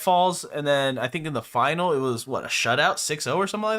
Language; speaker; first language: English; native; English